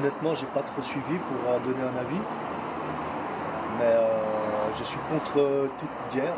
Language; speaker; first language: French; native; French